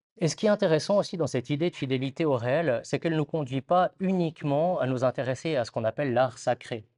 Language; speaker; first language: French; native; French